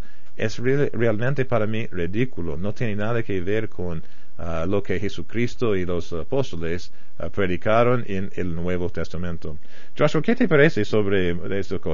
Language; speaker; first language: Spanish; non-native, fluent; English